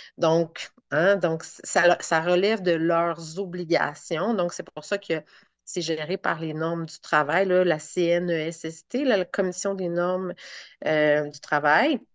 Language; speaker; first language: French; native; French